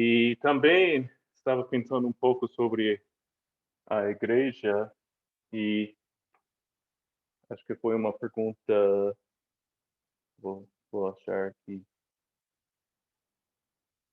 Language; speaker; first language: Portuguese; non-native, fluent; English